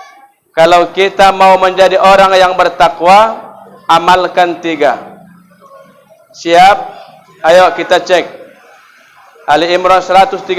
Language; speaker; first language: Indonesian; native; Indonesian